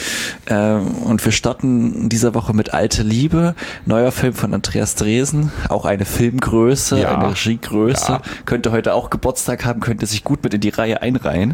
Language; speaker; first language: German; native; German